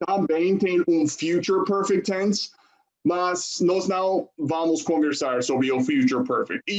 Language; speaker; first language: Portuguese; non-native, fluent; English